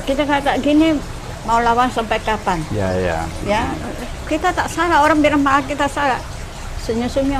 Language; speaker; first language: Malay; non-native, local second language; Min Nan Chinese